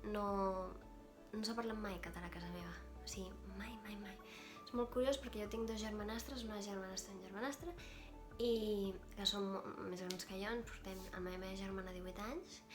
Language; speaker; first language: Catalan; non-native, local second language; Spanish